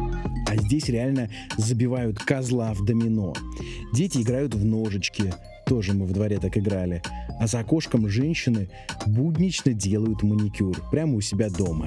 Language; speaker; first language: Russian; native; Russian